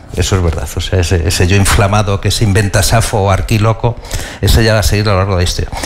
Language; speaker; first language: Spanish; native; Spanish